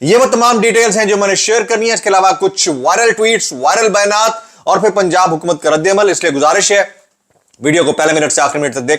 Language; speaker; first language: Urdu; native; Urdu